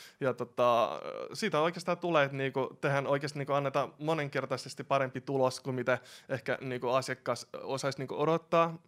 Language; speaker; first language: Finnish; early bilingual, other home language; Russian